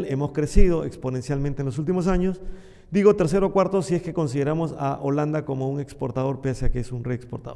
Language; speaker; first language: Spanish; native; Spanish